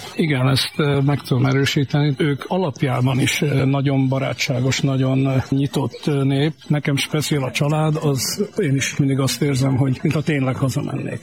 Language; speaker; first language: Hungarian; native; Hungarian